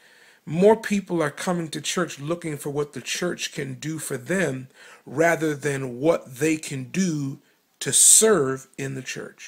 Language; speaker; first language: English; native; English